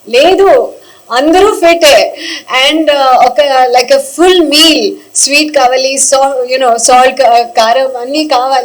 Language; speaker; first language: Telugu; non-native, learner; Hindi